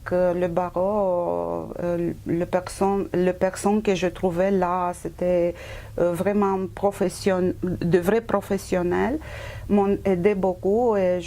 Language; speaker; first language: French; non-native, fluent; Romanian